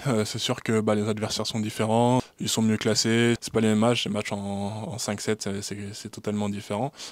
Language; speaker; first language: French; native; French